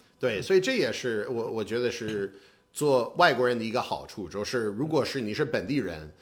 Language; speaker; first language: Chinese; non-native, fluent; English